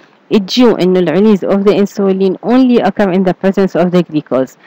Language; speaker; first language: English; non-native, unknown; Arabic